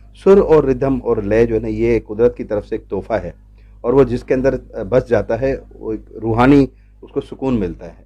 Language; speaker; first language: Urdu; non-native, local second language; Sindhi